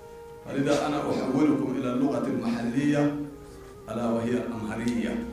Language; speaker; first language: Arabic; non-native, fluent; Amharic